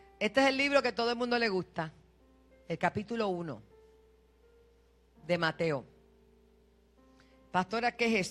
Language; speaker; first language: Spanish; native; Spanish